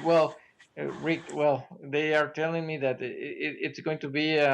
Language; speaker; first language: English; non-native, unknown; Spanish